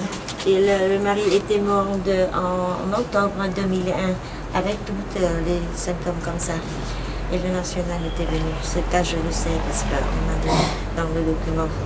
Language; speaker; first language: French; non-native, fluent; Vietnamese